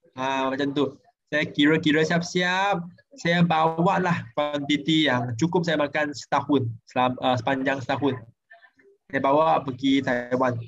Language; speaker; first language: Malay; non-native, local second language; Chinese